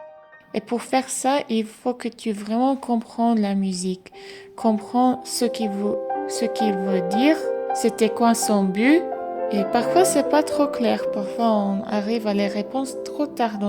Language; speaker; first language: French; non-native, fluent; English